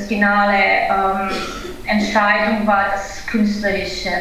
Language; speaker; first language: German; non-native, fluent; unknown